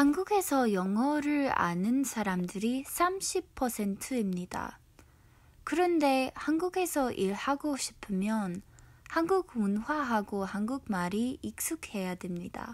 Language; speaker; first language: Korean; non-native, learner; English